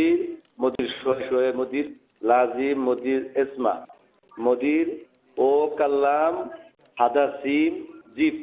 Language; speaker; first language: Arabic; non-native, learner; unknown